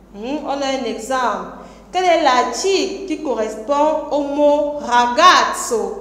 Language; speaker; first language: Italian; non-native, fluent; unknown